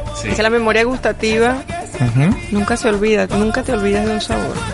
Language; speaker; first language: Spanish; native; Spanish